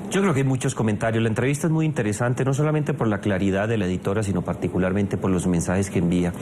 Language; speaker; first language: Spanish; native; Spanish